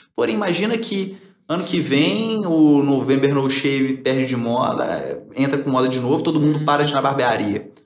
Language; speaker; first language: Portuguese; early bilingual, other home language; Spanish